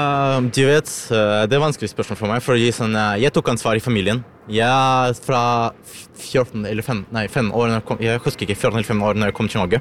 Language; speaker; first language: Norwegian; non-native, learner; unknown